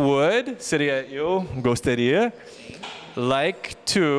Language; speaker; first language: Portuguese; non-native, fluent; English